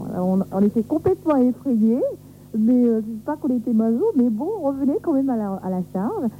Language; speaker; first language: French; native; French